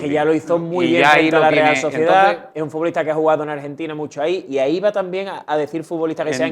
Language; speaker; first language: Spanish; native; Spanish